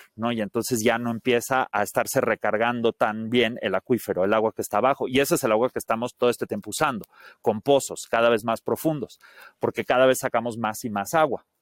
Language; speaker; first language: Spanish; early bilingual, heritage; Spanish